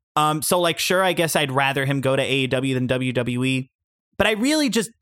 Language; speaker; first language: English; native; English